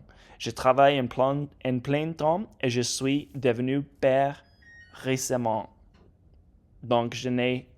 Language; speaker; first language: French; non-native, learner; English